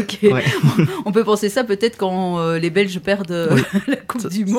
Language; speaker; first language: French; native; French